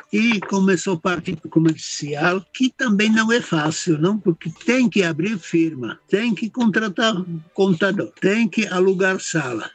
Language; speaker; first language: Portuguese; non-native, fluent; Czech